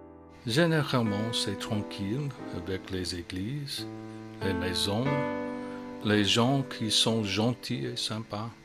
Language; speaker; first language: French; non-native, fluent; English